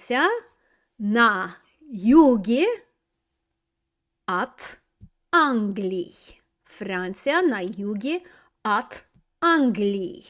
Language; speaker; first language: Russian; non-native, fluent; English